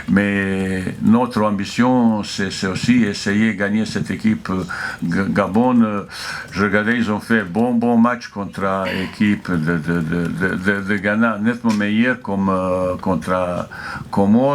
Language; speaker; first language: French; non-native, fluent; Bosnian